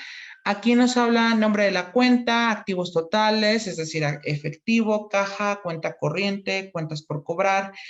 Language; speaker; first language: Spanish; native; Spanish